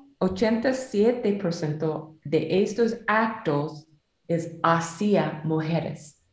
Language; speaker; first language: Spanish; non-native, learner; English